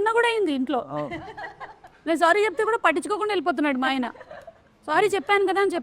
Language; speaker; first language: Telugu; non-native, local second language; Malayalam